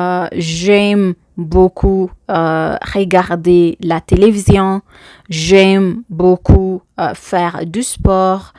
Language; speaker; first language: French; non-native, fluent; Amharic